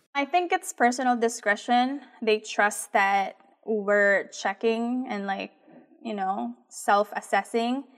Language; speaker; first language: English; early bilingual, other home language; Filipino